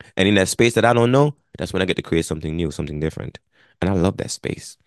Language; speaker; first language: English; non-native, local second language; Jamaican Creole English